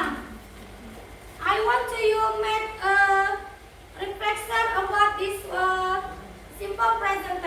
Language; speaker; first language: English; non-native, learner; Indonesian